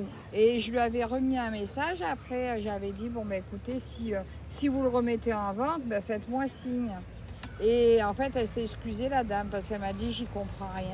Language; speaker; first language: French; native; French